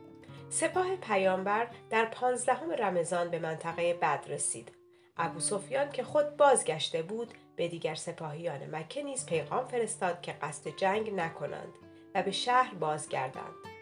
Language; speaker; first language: Persian; native; Persian